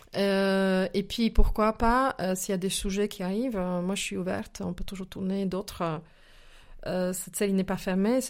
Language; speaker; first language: French; non-native, fluent; Slovak